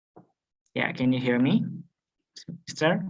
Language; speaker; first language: English; non-native, fluent; Indonesian